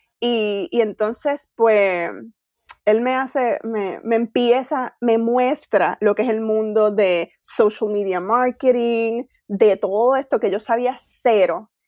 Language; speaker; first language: Spanish; native; Spanish